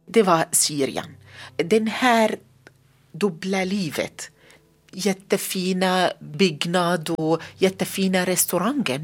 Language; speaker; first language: Swedish; non-native, learner; Arabic